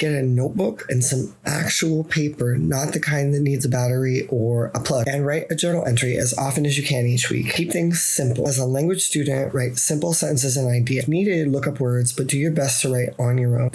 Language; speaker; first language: English; native; English